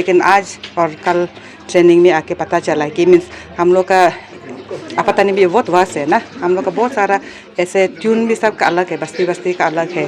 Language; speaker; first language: Hindi; non-native, local second language; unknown